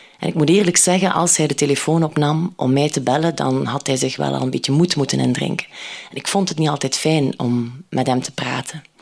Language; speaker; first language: Dutch; native; Dutch